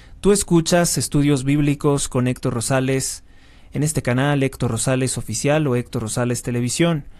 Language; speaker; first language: Spanish; native; Spanish